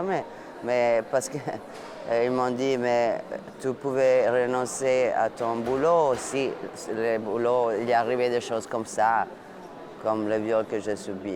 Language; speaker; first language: French; non-native, fluent; Italian